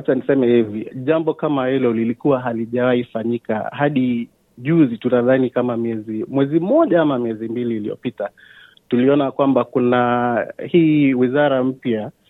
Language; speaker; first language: Swahili; native; Swahili